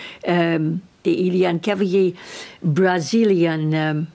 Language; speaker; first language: French; non-native, learner; English